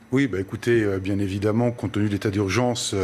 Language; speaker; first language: French; native; French